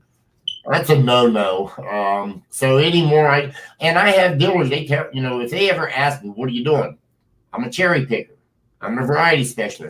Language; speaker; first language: English; native; English